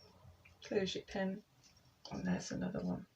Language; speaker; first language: English; native; English